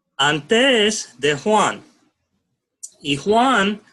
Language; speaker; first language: Spanish; non-native, learner; English